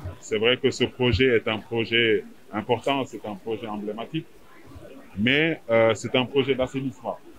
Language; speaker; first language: French; non-native, local second language; Wolof